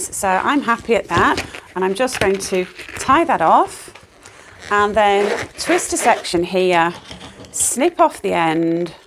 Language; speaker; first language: English; native; English